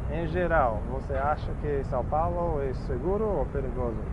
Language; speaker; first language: Portuguese; non-native, learner; English